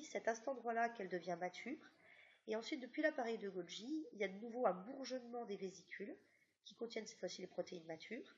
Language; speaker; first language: French; native; French